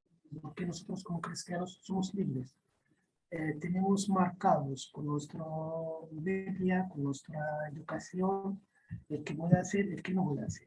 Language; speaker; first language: Spanish; non-native, fluent; Arabic